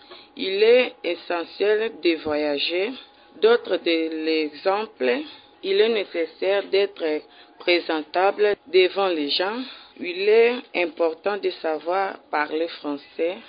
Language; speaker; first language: French; non-native, learner; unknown